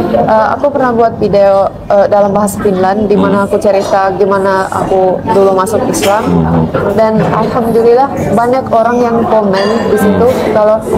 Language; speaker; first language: Indonesian; non-native, fluent; Finnish